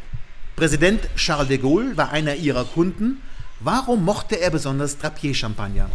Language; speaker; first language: German; native; German